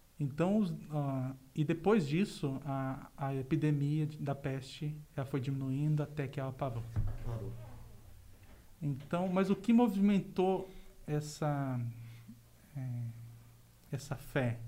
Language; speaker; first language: Portuguese; native; Portuguese